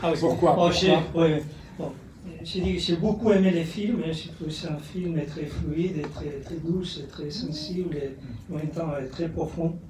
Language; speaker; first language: French; non-native, fluent; Spanish